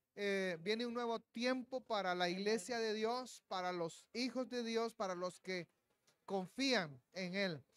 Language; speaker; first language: Spanish; native; Spanish